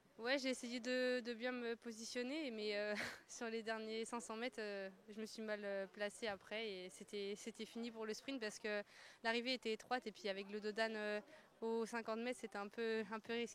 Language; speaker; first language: French; native; French